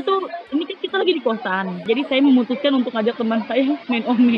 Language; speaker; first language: Indonesian; native; Indonesian